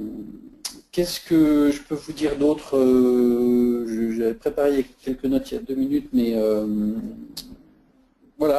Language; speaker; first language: French; native; French